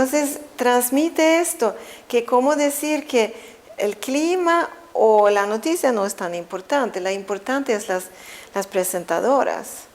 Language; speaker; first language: Spanish; non-native, fluent; Swedish